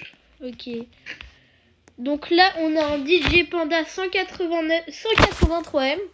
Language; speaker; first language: French; native; French